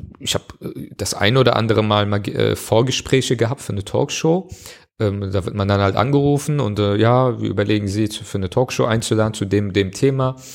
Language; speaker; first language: German; early bilingual, other home language; Turkish